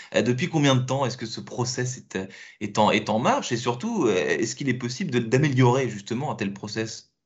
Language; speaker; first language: French; native; French